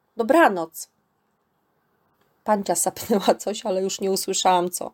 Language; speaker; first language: Polish; native; Polish